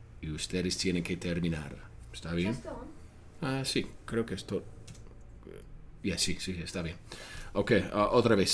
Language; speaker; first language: Spanish; non-native, fluent; English